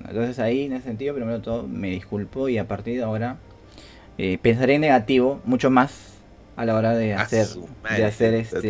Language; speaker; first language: Spanish; native; Spanish